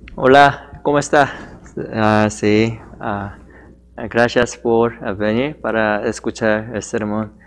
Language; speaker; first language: Spanish; non-native, learner; Korean